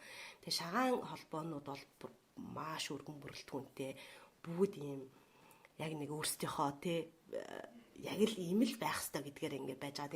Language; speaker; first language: Mongolian; native; Mongolian